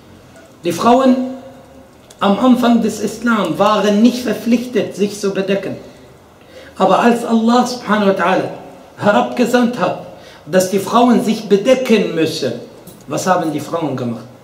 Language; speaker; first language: German; non-native, fluent; Arabic